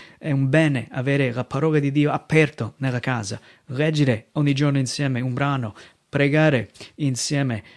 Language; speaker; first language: Italian; non-native, fluent; English